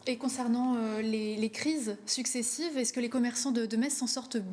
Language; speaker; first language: French; native; French